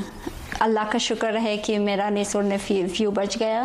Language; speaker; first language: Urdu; non-native, learner; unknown